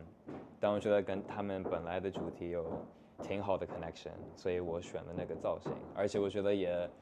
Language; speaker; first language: Chinese; non-native, fluent; English